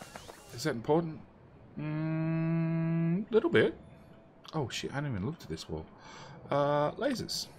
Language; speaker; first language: English; native; English